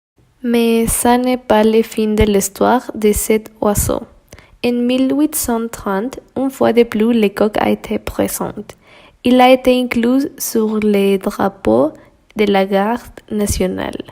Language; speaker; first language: French; non-native, learner; Spanish